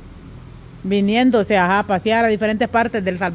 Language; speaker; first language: Spanish; native; Spanish